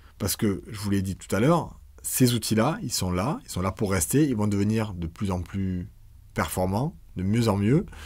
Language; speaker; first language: French; native; French